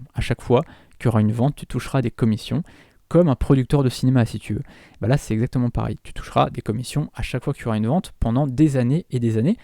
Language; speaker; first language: French; native; French